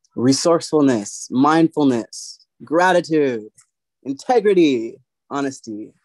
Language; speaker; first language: English; native; English